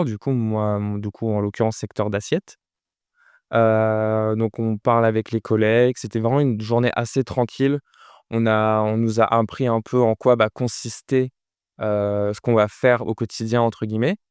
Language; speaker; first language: French; native; French